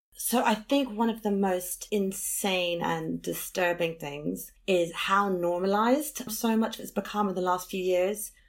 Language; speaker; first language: English; native; English